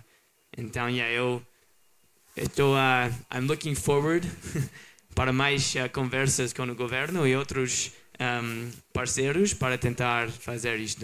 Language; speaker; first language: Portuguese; non-native, learner; English